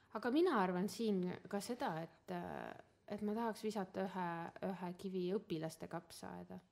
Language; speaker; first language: Estonian; native; Estonian